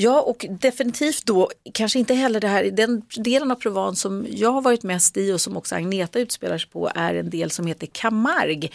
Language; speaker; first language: Swedish; native; Swedish